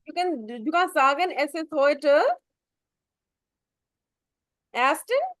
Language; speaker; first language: German; non-native, fluent; Urdu